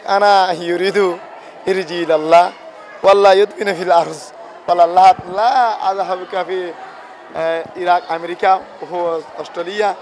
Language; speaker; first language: Arabic; non-native, learner; Rohingya